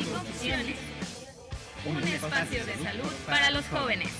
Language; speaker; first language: Spanish; native; Spanish